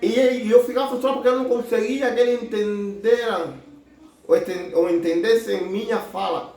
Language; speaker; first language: Portuguese; non-native, learner; Spanish